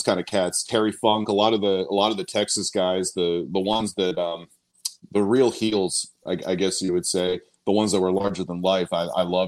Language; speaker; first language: English; native; English